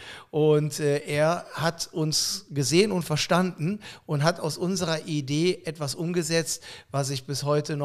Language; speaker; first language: German; native; German